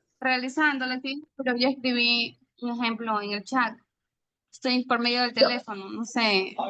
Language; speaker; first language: Spanish; native; Spanish